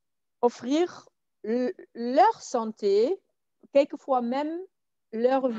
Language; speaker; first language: French; non-native, fluent; German